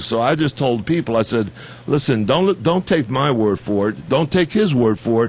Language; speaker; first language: English; native; English